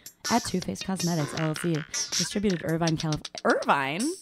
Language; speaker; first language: English; native; English